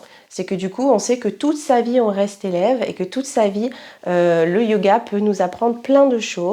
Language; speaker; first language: French; native; French